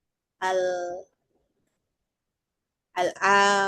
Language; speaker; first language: Arabic; non-native, learner; Indonesian